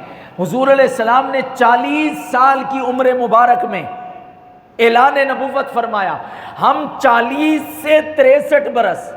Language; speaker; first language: Urdu; native; Urdu